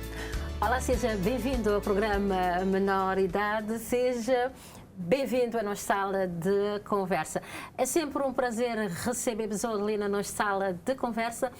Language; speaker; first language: Portuguese; non-native, local second language; Kabuverdianu